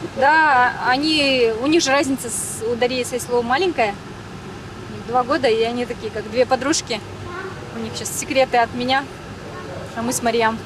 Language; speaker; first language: Russian; native; Russian